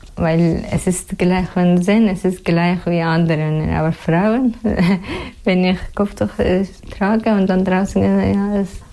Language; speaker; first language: German; non-native, learner; Persian